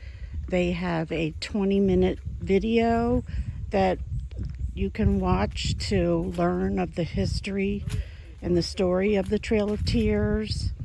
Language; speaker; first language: English; native; English